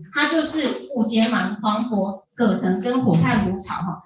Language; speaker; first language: Chinese; native; Chinese